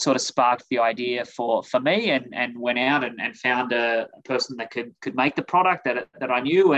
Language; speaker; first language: English; native; English